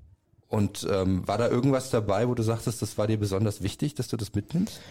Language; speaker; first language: German; native; German